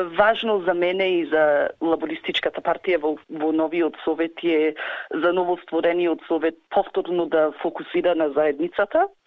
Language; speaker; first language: Macedonian; early bilingual, heritage; Macedonian